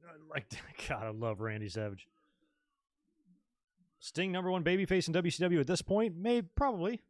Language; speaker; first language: English; native; English